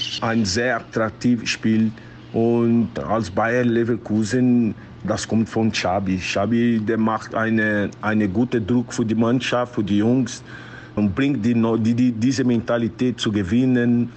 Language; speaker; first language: German; non-native, learner; Portuguese